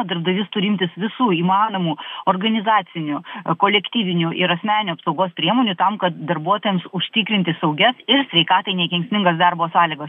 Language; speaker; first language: Lithuanian; native; Lithuanian